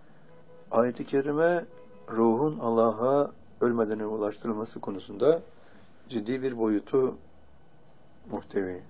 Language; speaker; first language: Turkish; native; Turkish